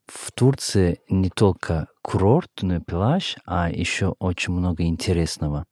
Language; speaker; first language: Russian; non-native, fluent; Turkish